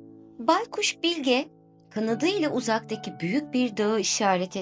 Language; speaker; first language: Turkish; native; Turkish